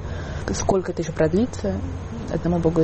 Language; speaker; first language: Russian; native; Russian